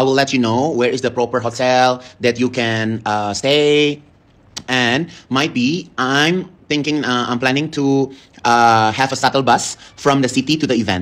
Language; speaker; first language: English; non-native, learner; Indonesian